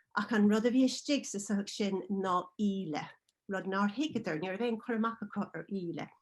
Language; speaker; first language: Irish; non-native, local second language; English